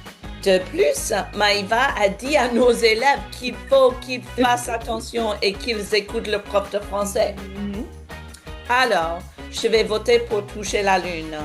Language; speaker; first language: French; non-native, fluent; English